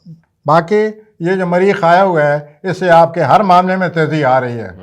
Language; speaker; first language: Urdu; native; Urdu